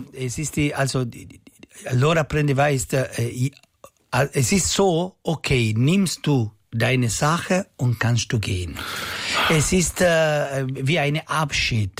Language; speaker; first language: German; non-native, local second language; Italian